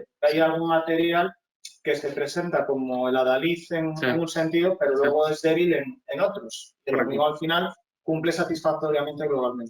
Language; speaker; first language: Spanish; native; Spanish